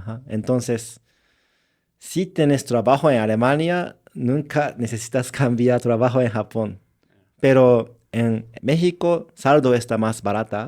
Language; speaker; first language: Spanish; non-native, learner; Japanese